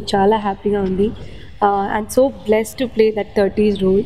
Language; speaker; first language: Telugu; non-native, local second language; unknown